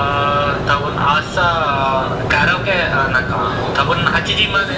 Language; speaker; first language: Japanese; non-native, learner; Telugu